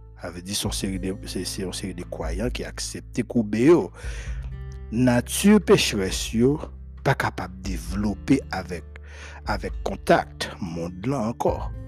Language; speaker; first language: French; non-native, local second language; Haitian Creole